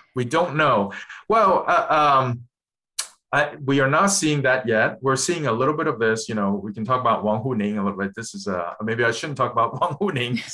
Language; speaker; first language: English; non-native, local second language; Cantonese